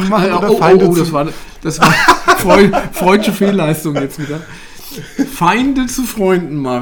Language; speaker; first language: German; native; German